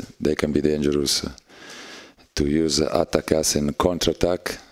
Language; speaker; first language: English; non-native, learner; Italian